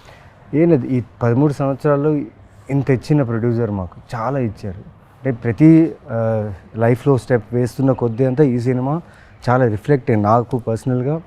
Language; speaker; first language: Telugu; native; Telugu